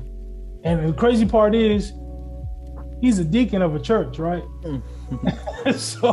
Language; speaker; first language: English; native; English